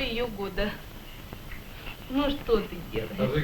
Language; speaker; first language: Russian; native; Russian